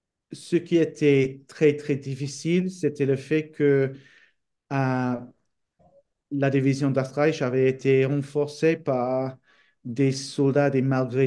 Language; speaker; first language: French; non-native, fluent; English